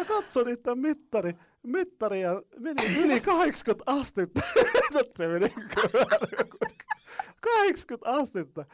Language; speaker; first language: Finnish; non-native, learner; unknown